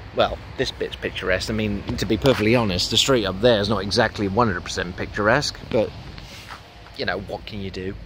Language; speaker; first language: English; native; English